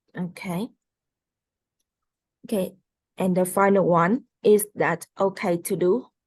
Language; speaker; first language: English; non-native, fluent; Vietnamese